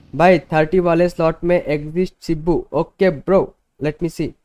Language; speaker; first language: Hindi; non-native, local second language; Bangla